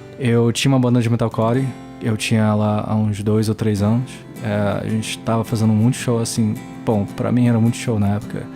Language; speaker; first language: Portuguese; early bilingual, heritage; English